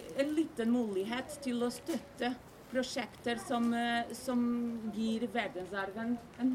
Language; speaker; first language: Norwegian; non-native, fluent; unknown